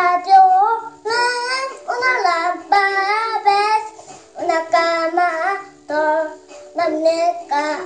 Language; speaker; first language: Spanish; non-native, learner; Korean